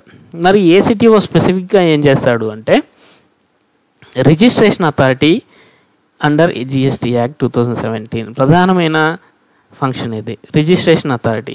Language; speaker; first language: Telugu; native; Telugu